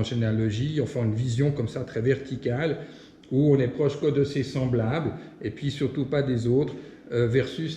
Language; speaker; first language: French; native; French